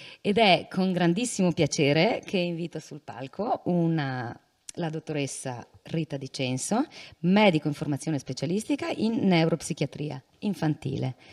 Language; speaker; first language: Italian; native; Italian